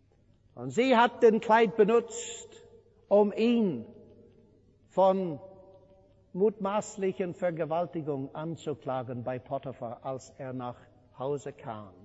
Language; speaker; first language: German; non-native, fluent; English